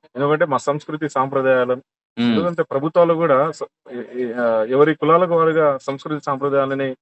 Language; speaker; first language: Telugu; non-native, local second language; Lambadi